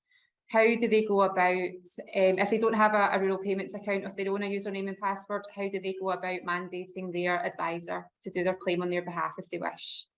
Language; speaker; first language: English; native; English